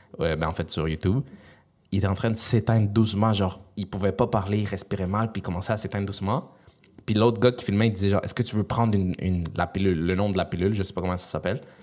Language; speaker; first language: French; early bilingual, other home language; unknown